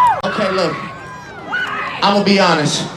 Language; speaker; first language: English; native; English